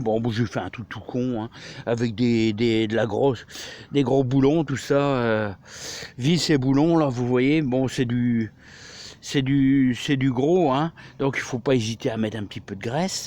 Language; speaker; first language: French; native; French